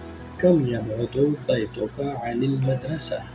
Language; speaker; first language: Arabic; non-native, fluent; Urdu